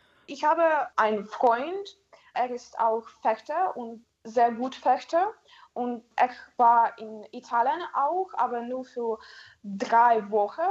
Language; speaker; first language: German; non-native, learner; Ukrainian